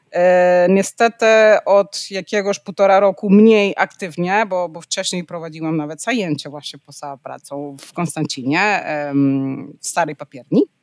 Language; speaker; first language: Polish; non-native, fluent; Spanish